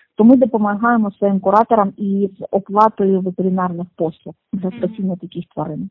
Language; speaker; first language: Ukrainian; non-native, local second language; Russian